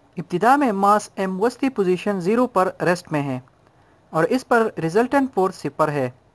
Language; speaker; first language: Urdu; non-native, local second language; Pashto